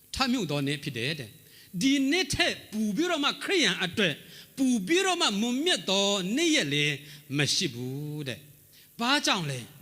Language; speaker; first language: Burmese; non-native, local second language; Hakha Chin